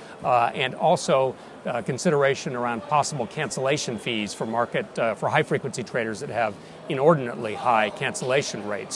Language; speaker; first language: English; native; English